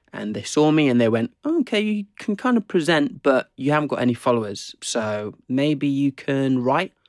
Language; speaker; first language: English; native; English